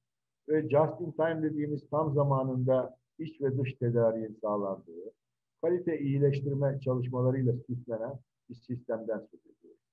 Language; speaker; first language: Turkish; native; Turkish